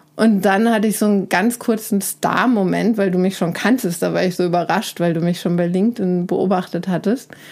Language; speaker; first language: German; native; German